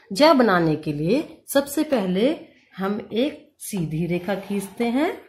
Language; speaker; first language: Hindi; native; Hindi